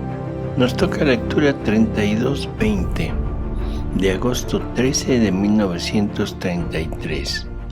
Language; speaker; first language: Spanish; native; Spanish